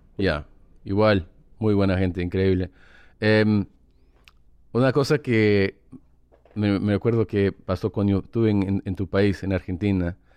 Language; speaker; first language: Spanish; early bilingual, heritage; English